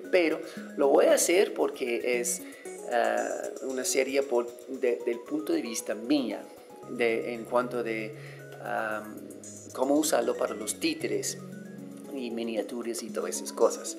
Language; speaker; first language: Spanish; non-native, fluent; English